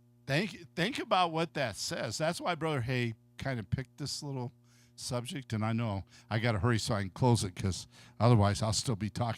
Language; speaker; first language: English; native; English